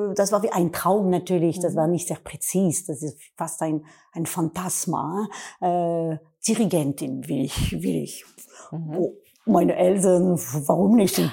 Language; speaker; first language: German; non-native, learner; French